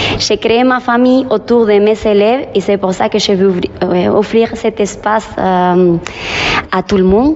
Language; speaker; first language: French; non-native, fluent; Spanish